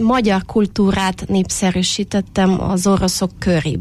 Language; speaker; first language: Hungarian; non-native, fluent; Russian